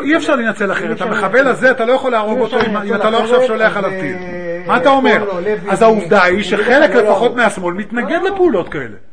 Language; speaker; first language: Hebrew; native; Hebrew